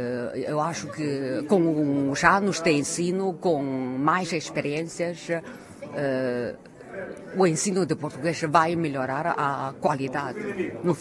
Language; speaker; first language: Portuguese; non-native, fluent; Chinese